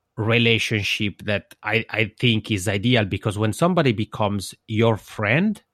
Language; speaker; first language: English; non-native, fluent; Italian